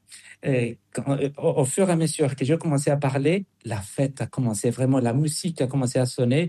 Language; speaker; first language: French; non-native, fluent; Spanish